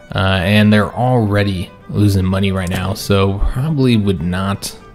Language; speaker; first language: English; native; English